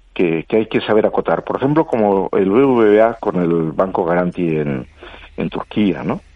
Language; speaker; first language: Spanish; non-native, local second language; Catalan